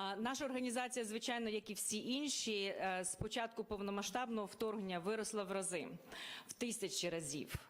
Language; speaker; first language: Ukrainian; native; Ukrainian